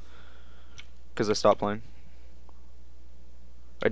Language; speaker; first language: English; native; English